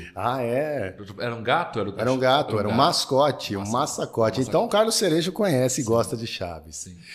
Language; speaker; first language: Portuguese; early bilingual, other home language; Spanish